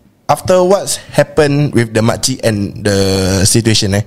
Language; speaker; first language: English; non-native, local second language; Malay